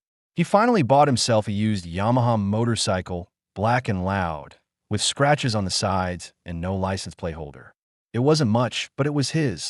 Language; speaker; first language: English; native; English